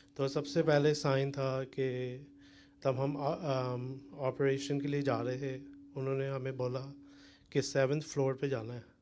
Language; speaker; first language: Hindi; early bilingual, heritage; Punjabi